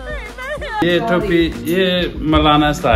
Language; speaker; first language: Hindi; non-native, learner; English